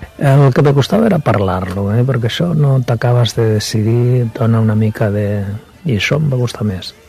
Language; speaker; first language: Catalan; non-native, local second language; Spanish